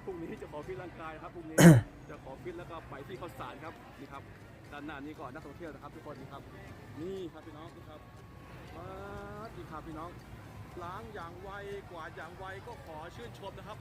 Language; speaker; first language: Thai; native; Thai